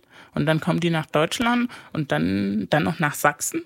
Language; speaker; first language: German; non-native, fluent; Spanish